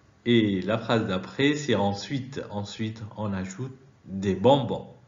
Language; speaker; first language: French; non-native, fluent; Arabic